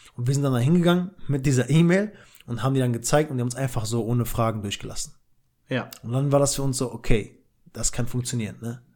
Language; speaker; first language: German; early bilingual, other home language; Albanian